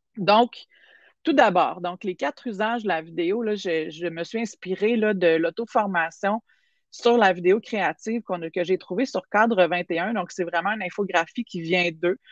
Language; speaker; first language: French; native; French